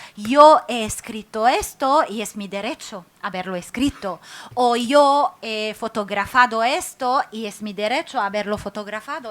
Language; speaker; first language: Spanish; non-native, fluent; Arabic